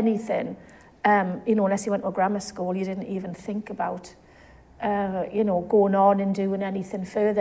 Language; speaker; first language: English; native; English